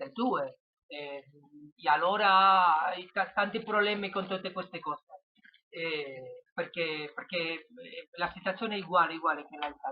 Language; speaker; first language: Italian; non-native, learner; Spanish